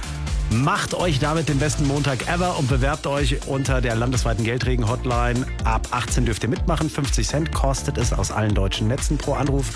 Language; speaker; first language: German; native; German